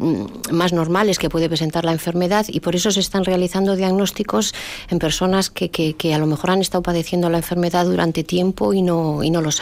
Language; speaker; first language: Spanish; native; Spanish